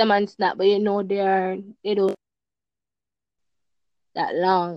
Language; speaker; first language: English; non-native, local second language; Jamaican Creole English